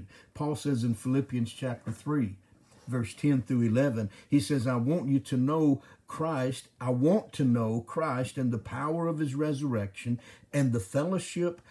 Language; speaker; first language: English; native; English